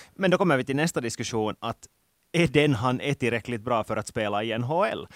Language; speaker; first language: Swedish; native; Swedish